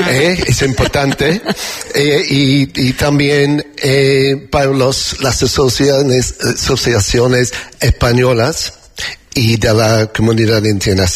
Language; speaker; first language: Spanish; non-native, learner; English